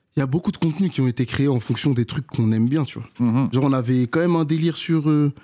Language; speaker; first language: French; native; French